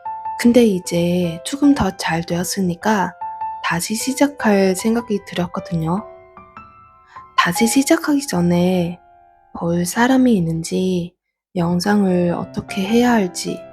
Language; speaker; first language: Korean; non-native, fluent; Vietnamese